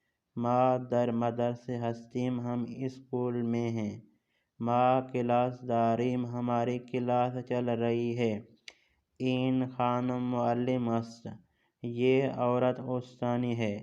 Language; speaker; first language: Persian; non-native, fluent; Urdu